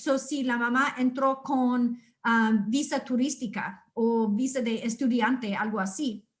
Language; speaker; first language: Spanish; non-native, fluent; English